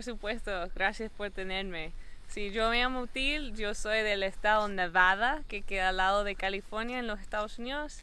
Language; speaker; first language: Spanish; non-native, fluent; English